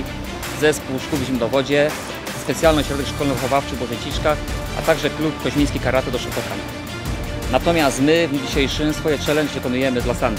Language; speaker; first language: Polish; native; Polish